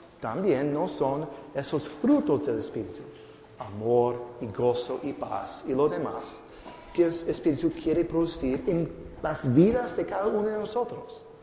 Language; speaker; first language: Spanish; non-native, fluent; English